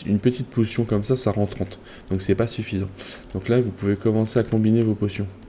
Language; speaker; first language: French; native; French